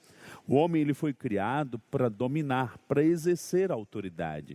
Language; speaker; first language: Portuguese; native; Portuguese